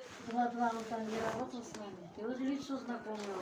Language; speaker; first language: Russian; non-native, local second language; Uzbek